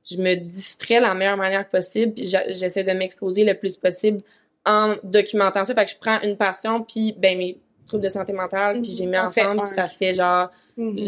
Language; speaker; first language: French; native; French